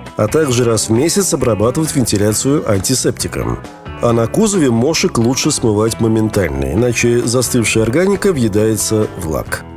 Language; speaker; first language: Russian; native; Russian